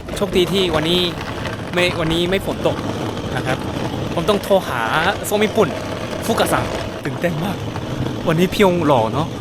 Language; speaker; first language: Thai; non-native, fluent; Korean